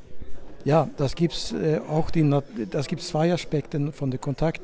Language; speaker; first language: German; non-native, fluent; Swedish